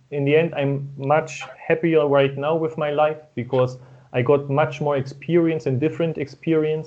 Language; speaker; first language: English; non-native, fluent; German